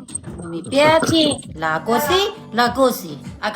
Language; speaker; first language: Italian; non-native, learner; Thai